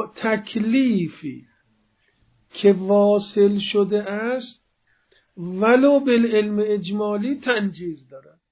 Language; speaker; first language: Persian; non-native, local second language; Azerbaijani